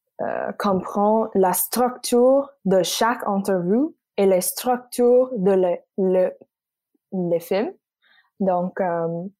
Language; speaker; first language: French; non-native, local second language; English